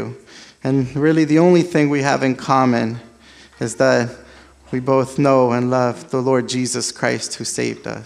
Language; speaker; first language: English; early bilingual, other home language; Spanish